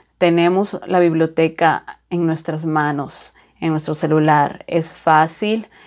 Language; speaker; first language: Spanish; native; Spanish